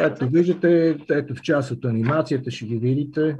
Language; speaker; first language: Russian; non-native, learner; Bulgarian